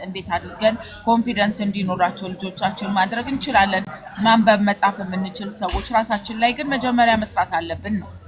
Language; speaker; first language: Amharic; native; Amharic